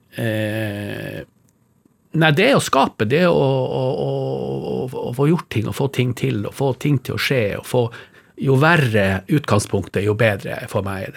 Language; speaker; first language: Norwegian; native; Norwegian